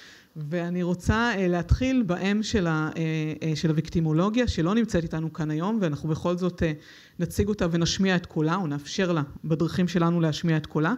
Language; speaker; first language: Hebrew; native; Hebrew